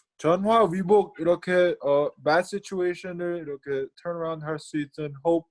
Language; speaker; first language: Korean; early bilingual, heritage; Korean